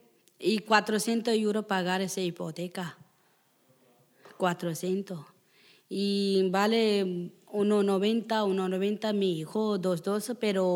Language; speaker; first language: Spanish; non-native, learner; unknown